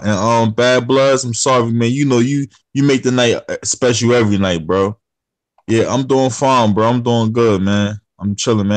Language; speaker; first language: English; native; English